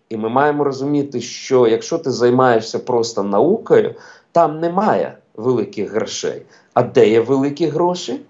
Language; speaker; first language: Ukrainian; non-native, local second language; Russian